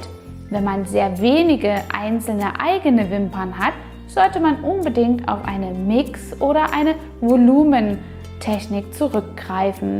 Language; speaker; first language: German; native; German